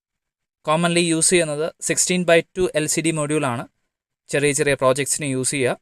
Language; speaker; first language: Malayalam; native; Malayalam